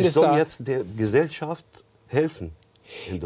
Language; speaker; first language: German; non-native, learner; Arabic